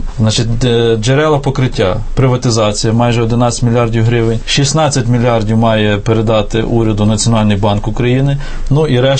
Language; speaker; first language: Ukrainian; native; Ukrainian